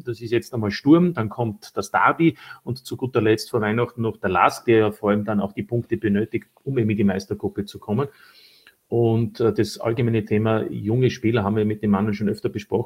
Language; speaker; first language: German; native; German